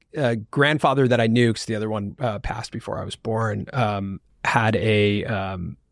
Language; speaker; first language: English; early bilingual, other home language; Hindi